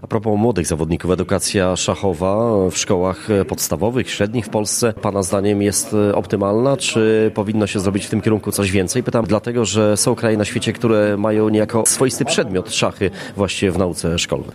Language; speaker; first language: Polish; native; Polish